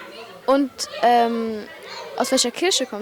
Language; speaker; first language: German; early bilingual, other home language; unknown